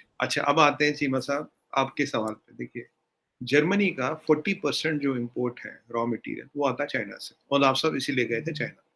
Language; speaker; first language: Hindi; native; Hindi